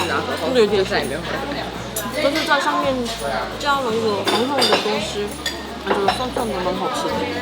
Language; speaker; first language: Chinese; non-native, fluent; Korean